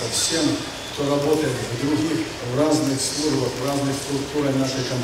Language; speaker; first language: Russian; native; Russian